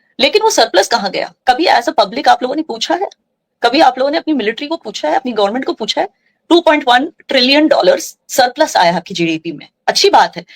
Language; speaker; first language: Hindi; non-native, local second language; Kashmiri